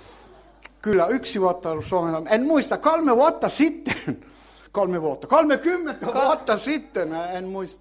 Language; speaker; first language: Finnish; non-native, learner; Italian